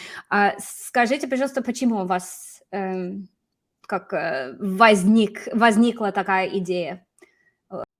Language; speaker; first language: Russian; non-native, fluent; English